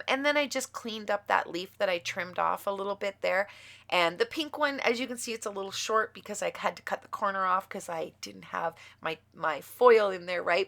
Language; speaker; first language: English; native; English